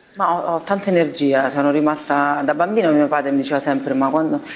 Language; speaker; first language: Italian; native; Italian